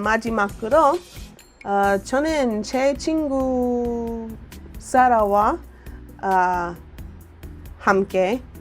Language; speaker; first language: Korean; non-native, learner; English